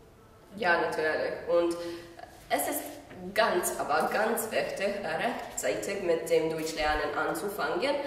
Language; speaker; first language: German; non-native, fluent; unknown